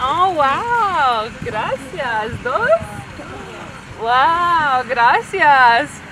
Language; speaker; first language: Spanish; non-native, learner; English